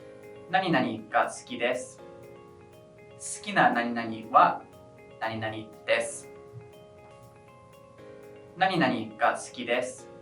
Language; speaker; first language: Japanese; non-native, fluent; English